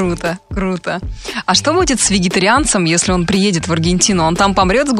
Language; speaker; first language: Russian; native; Russian